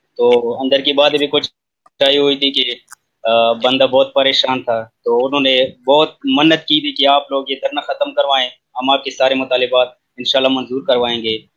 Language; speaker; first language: Urdu; non-native, local second language; Pashto